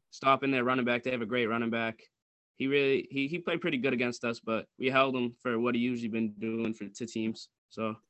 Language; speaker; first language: English; native; English